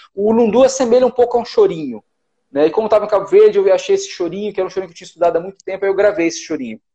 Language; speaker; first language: Portuguese; native; Portuguese